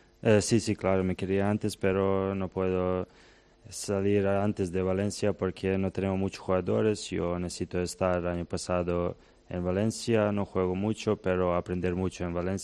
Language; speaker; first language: Spanish; non-native, learner; Serbian